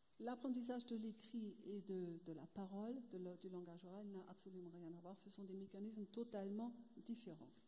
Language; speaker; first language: French; non-native, fluent; German